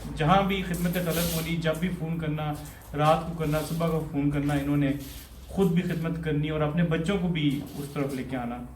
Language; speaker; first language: Urdu; native; Urdu